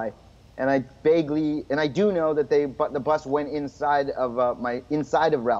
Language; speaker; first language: English; native; English